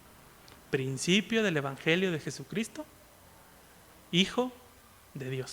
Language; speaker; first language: Spanish; native; Spanish